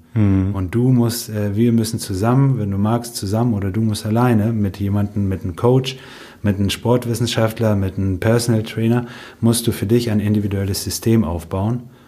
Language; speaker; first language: German; early bilingual, other home language; Russian